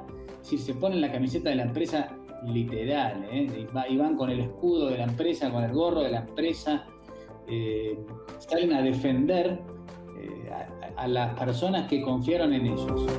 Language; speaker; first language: Spanish; native; Spanish